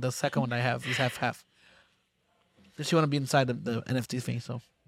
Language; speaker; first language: English; non-native, fluent; Portuguese